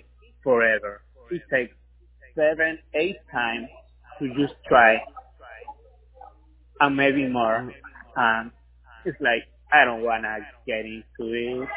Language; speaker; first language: English; non-native, fluent; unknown